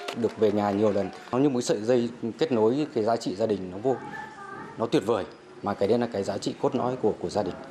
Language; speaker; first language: Vietnamese; non-native, local second language; Hmong